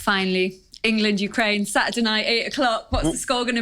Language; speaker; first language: English; native; English